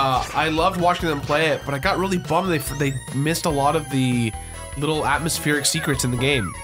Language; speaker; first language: English; native; English